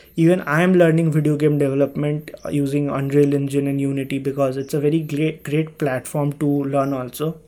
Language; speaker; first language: English; non-native, local second language; Hindi